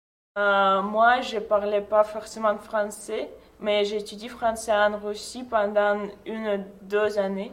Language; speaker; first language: French; non-native, fluent; Russian